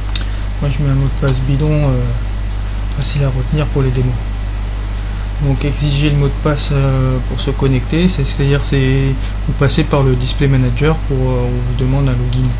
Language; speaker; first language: French; native; French